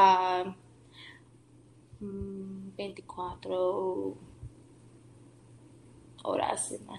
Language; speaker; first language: Spanish; non-native, learner; English